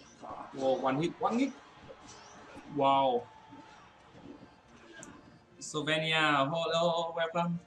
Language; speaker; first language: English; non-native, learner; Vietnamese